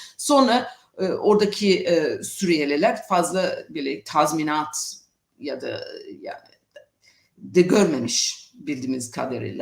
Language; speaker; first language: Turkish; non-native, fluent; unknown